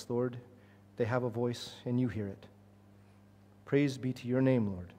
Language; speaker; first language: English; native; English